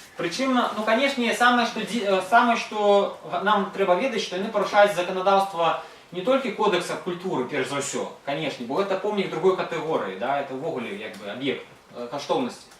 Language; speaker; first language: Belarusian; non-native, local second language; Russian